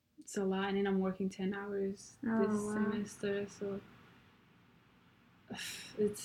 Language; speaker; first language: English; non-native, local second language; Kinyarwanda